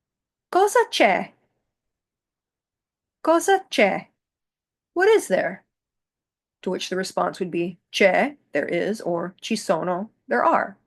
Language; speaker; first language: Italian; non-native, fluent; English